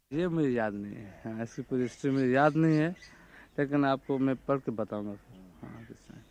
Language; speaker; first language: Urdu; native; Urdu